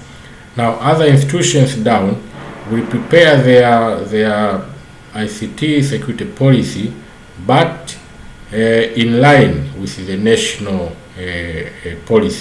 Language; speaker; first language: English; non-native, local second language; Swahili